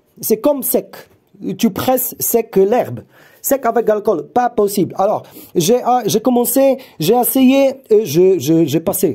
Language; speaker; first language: French; non-native, learner; Polish